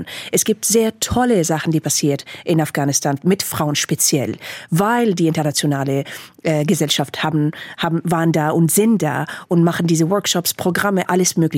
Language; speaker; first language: German; non-native, fluent; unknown